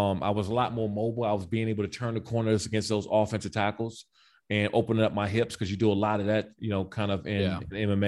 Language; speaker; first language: English; native; English